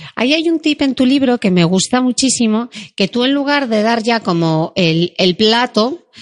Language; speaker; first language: Spanish; native; Spanish